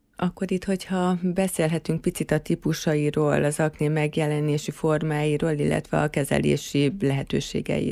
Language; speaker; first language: Hungarian; native; Hungarian